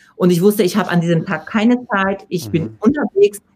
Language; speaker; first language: German; non-native, fluent; Polish